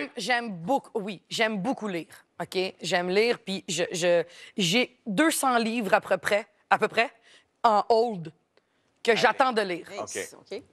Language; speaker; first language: French; native; French